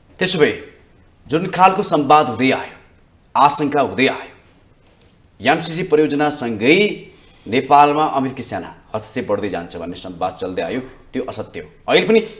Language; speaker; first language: Nepali; native; Nepali